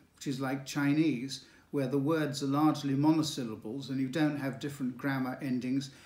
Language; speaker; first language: English; native; English